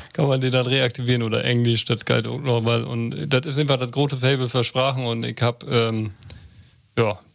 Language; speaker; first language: German; non-native, local second language; Low German